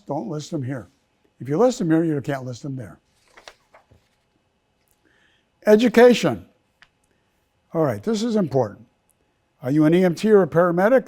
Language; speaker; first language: English; native; English